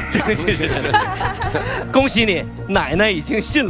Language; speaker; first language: Chinese; native; Chinese